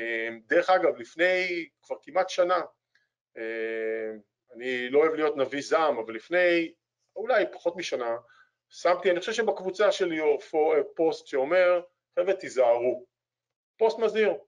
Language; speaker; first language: Hebrew; native; Hebrew